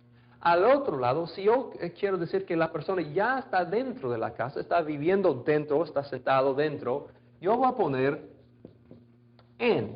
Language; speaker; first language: Spanish; non-native, fluent; English